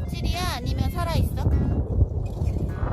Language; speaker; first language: Korean; native; Korean